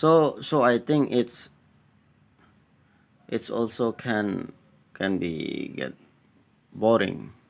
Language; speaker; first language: English; non-native, learner; Indonesian